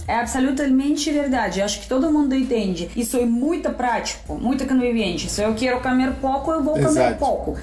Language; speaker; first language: Portuguese; non-native, fluent; Russian